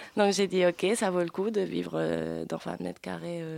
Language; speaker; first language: French; early bilingual, other home language; Spanish